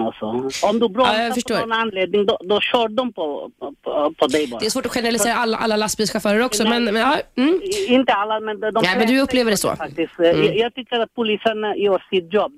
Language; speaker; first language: Swedish; non-native, fluent; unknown